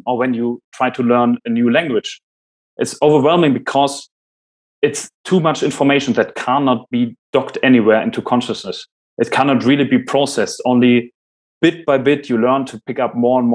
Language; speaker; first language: English; non-native, fluent; German